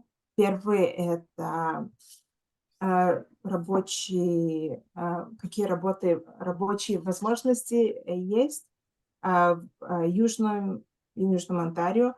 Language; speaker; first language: Russian; early bilingual, heritage; Russian